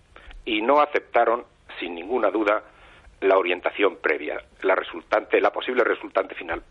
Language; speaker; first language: Spanish; native; Spanish